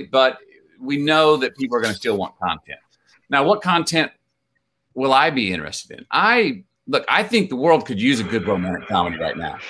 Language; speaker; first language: English; native; English